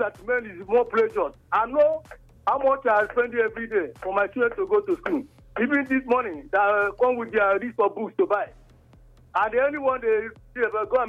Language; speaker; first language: English; non-native, local second language; Igbo